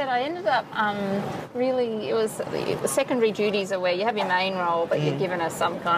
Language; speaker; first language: English; native; English